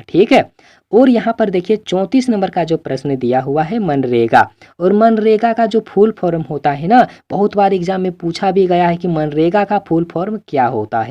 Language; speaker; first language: Hindi; native; Hindi